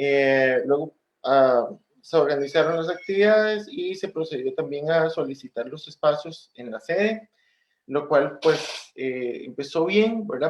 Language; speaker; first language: Spanish; native; Spanish